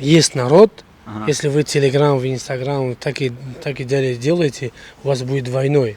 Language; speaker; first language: Russian; non-native, fluent; Tajik